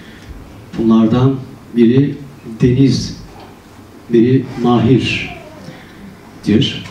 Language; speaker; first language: Turkish; native; Turkish